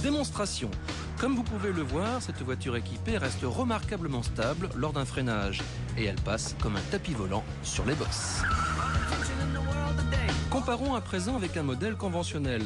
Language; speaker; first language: French; native; French